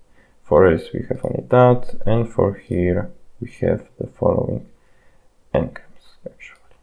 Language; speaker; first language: English; non-native, fluent; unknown